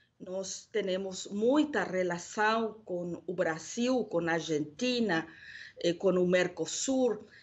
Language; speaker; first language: Portuguese; non-native, learner; Spanish